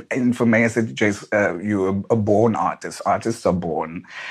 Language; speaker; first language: English; non-native, local second language; Afrikaans